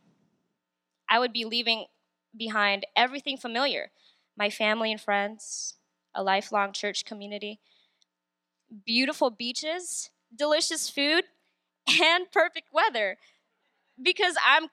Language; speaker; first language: English; native; English